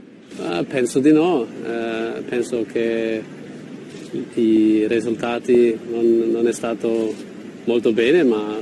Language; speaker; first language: Italian; non-native, learner; German